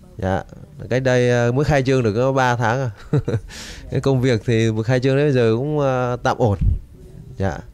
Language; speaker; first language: Vietnamese; native; Vietnamese